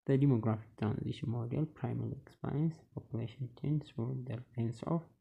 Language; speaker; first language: English; non-native, local second language; Amharic